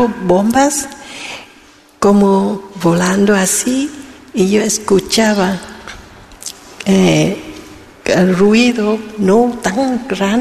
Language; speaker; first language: Spanish; non-native, learner; Vietnamese